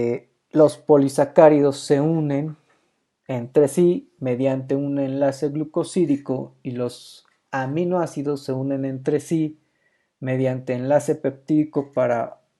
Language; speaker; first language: Spanish; native; Spanish